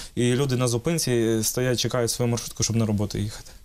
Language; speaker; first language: Ukrainian; non-native, local second language; Russian